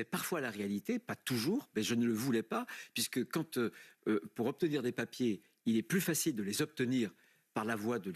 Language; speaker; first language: French; native; French